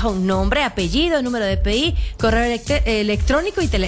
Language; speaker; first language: Spanish; native; Spanish